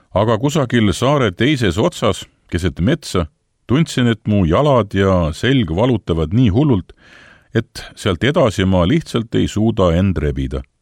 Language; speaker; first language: Estonian; native; Estonian